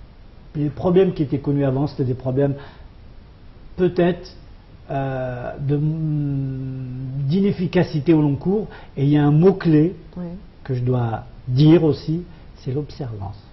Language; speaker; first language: French; non-native, local second language; Arabic